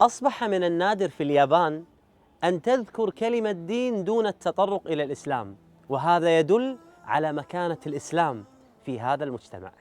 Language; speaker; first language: Arabic; native; Arabic